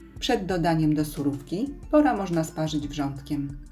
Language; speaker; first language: Polish; native; Polish